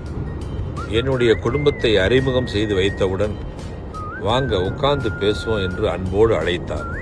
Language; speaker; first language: Tamil; native; Tamil